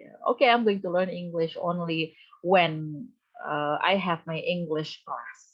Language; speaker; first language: English; non-native, fluent; Indonesian